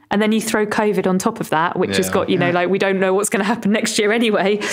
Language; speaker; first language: English; native; English